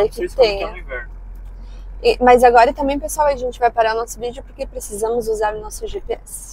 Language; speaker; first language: Portuguese; native; Portuguese